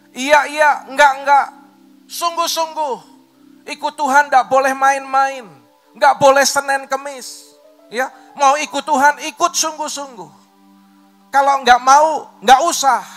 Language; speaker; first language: Indonesian; native; Indonesian